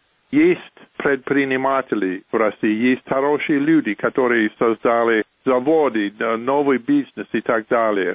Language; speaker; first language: Russian; non-native, fluent; English